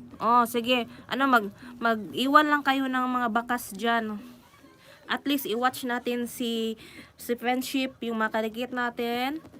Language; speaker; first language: Filipino; non-native, local second language; Cebuano